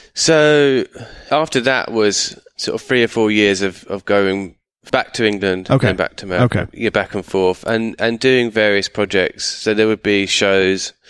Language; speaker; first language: English; native; English